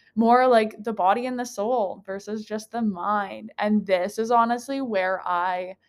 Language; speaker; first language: English; native; English